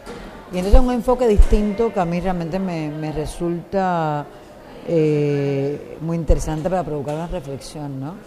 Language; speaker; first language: Spanish; native; Spanish